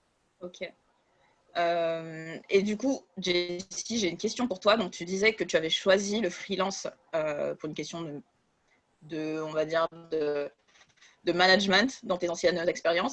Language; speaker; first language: French; native; French